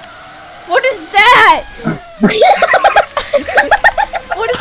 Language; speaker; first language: English; native; English